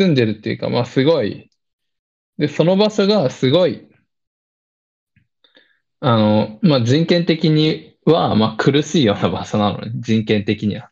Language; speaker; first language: Japanese; early bilingual, other home language; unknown